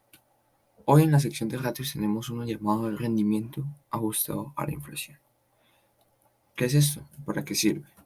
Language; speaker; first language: Spanish; native; Spanish